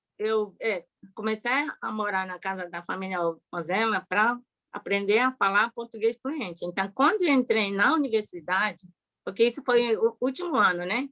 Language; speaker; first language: Portuguese; early bilingual, other home language; Japanese